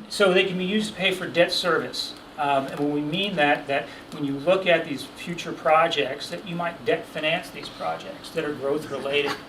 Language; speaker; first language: English; native; English